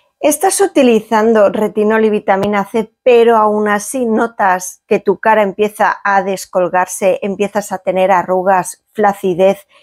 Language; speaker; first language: Spanish; native; Spanish